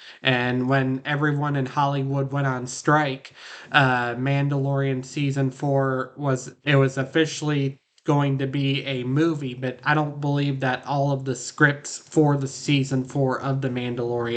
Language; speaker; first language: English; native; English